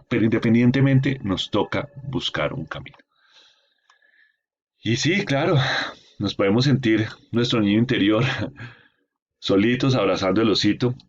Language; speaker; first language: Spanish; native; Spanish